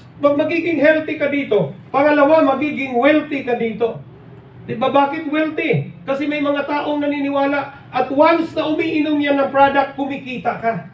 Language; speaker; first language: Filipino; non-native, local second language; Cebuano